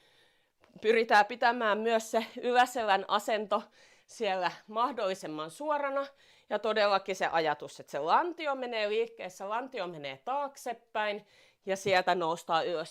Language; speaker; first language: Finnish; native; Finnish